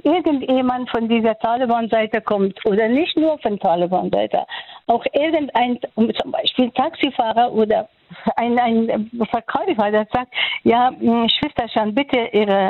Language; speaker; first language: German; non-native, fluent; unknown